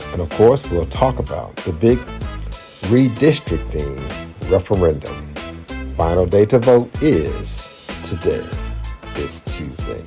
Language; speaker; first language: English; native; English